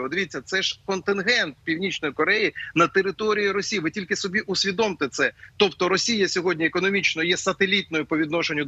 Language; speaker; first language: Ukrainian; native; Ukrainian